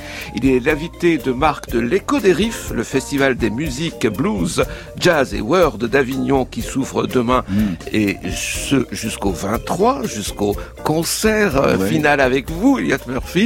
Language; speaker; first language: French; native; French